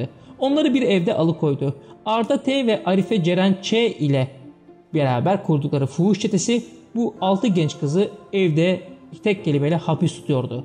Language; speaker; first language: Turkish; native; Turkish